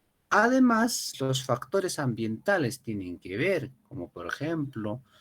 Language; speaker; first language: Spanish; native; Spanish